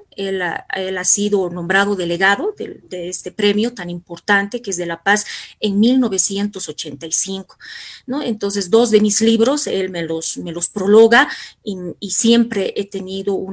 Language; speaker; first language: Spanish; native; Spanish